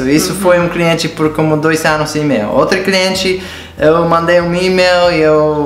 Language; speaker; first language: Portuguese; non-native, fluent; English